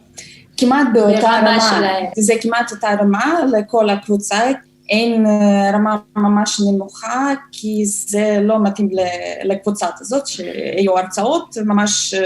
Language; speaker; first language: Hebrew; non-native, fluent; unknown